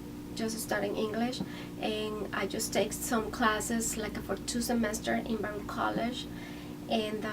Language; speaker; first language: English; non-native, fluent; Spanish